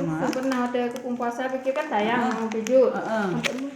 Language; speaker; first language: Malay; non-native, local second language; Achinese